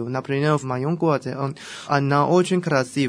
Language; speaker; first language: Russian; non-native, fluent; Chinese